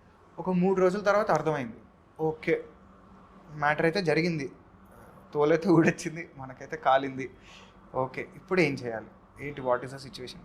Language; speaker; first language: Telugu; native; Telugu